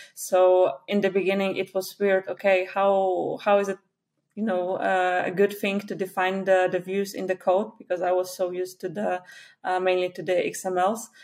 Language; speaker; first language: English; non-native, fluent; Polish